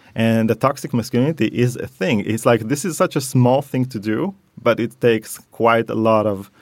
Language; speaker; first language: English; non-native, fluent; Hebrew